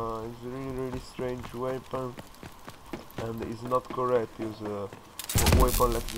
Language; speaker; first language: English; non-native, learner; Italian